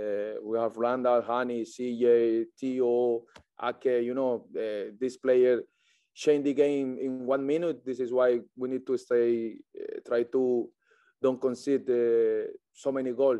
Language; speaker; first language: English; non-native, learner; Spanish